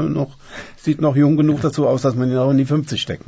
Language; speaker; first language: German; native; German